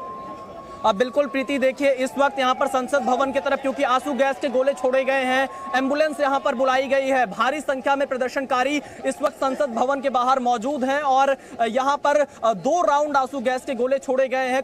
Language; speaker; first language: Hindi; native; Hindi